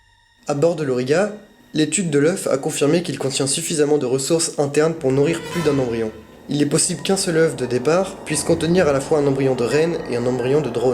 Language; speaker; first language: French; native; French